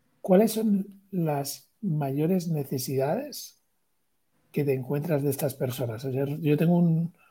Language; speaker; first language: Spanish; native; Spanish